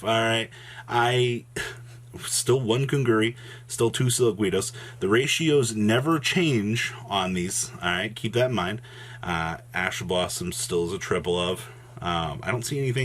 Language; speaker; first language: English; native; English